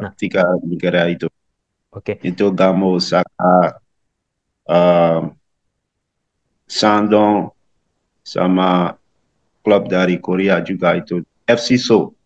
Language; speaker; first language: Indonesian; non-native, learner; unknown